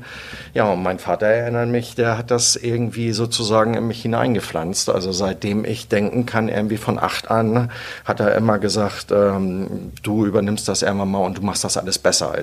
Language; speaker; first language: German; native; German